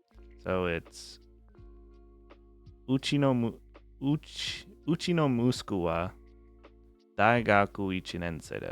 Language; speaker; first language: Japanese; non-native, learner; English